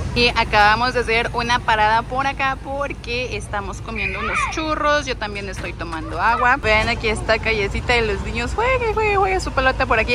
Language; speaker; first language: Spanish; native; Spanish